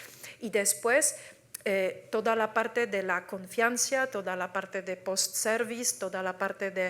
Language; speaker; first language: Spanish; non-native, fluent; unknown